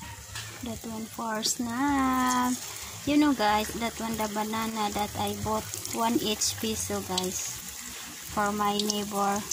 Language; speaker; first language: English; non-native, learner; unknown